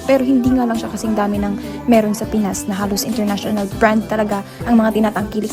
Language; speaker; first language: Filipino; native; Filipino